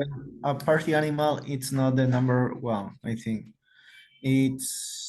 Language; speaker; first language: English; non-native, learner; Spanish